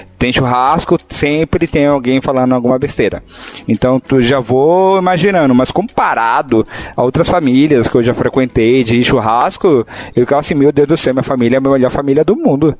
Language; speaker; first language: Portuguese; native; Portuguese